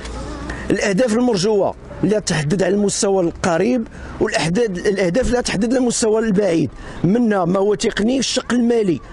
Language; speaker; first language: Arabic; native; Arabic